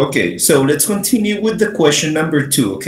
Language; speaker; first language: English; non-native, fluent; Spanish